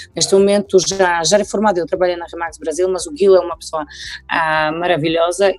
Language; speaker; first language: Portuguese; non-native, fluent; Polish